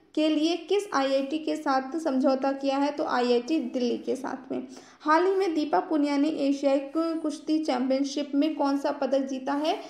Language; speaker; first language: Hindi; native; Hindi